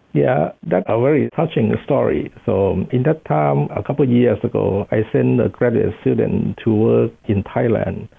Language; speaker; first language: English; non-native, fluent; Thai